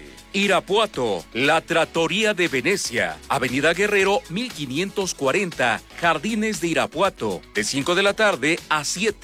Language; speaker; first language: Spanish; native; Spanish